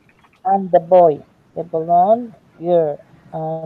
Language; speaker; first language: English; non-native, learner; Spanish